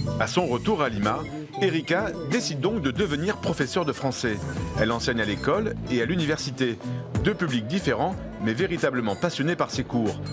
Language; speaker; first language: French; native; French